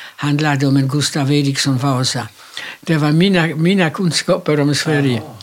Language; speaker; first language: Swedish; non-native, fluent; Polish